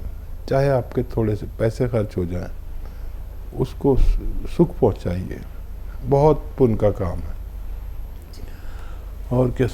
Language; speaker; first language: Hindi; native; Hindi